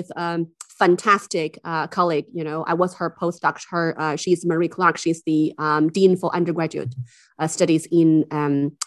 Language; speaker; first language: English; non-native, fluent; Chinese